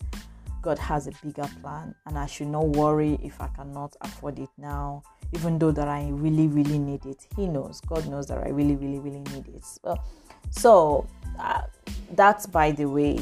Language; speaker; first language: English; non-native, local second language; Igbo